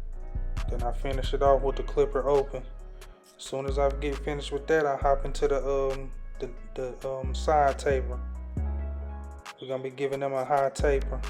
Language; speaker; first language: English; native; English